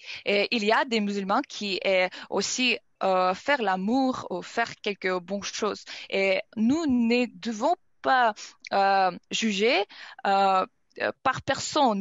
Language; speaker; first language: French; non-native, learner; Russian